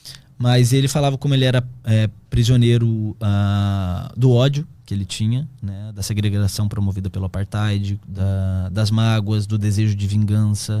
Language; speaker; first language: Portuguese; native; Portuguese